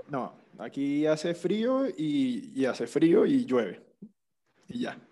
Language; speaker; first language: Spanish; native; Spanish